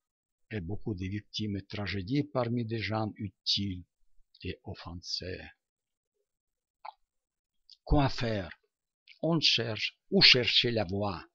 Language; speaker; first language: French; non-native, learner; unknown